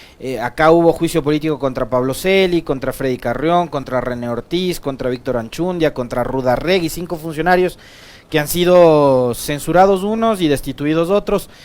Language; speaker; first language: Spanish; native; Spanish